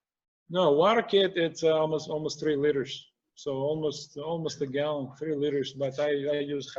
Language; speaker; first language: English; non-native, fluent; Russian